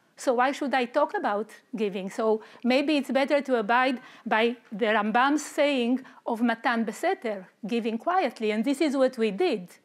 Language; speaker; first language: English; non-native, fluent; Romanian